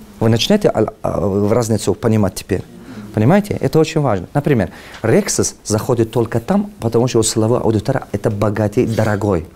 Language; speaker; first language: Russian; non-native, local second language; Tajik